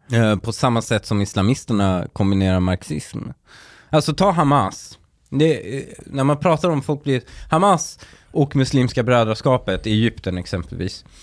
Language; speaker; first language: Swedish; early bilingual, other home language; Persian